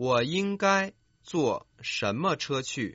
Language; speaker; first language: Chinese; non-native, learner; Croatian